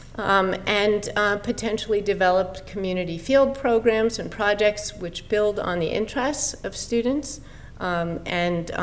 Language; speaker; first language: English; native; English